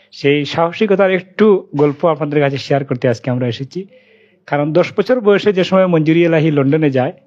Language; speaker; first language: Bangla; native; Bangla